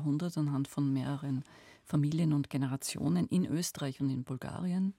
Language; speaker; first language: German; native; German